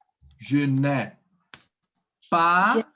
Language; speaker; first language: French; non-native, fluent; Portuguese